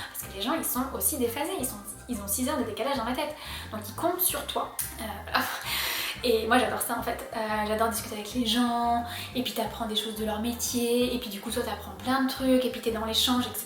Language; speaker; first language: French; native; French